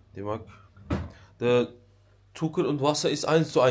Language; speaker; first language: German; non-native, learner; Uzbek